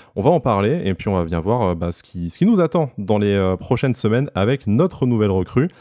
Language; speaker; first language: French; native; French